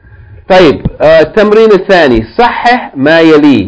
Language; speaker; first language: Arabic; non-native, fluent; English